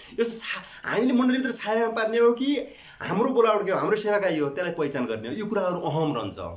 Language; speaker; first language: Nepali; native; Nepali